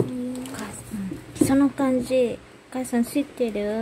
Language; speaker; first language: Japanese; non-native, learner; Vietnamese